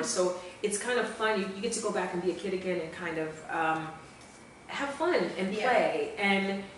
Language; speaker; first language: English; native; English